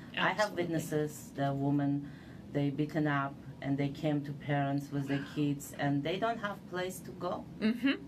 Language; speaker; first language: English; non-native, fluent; Uzbek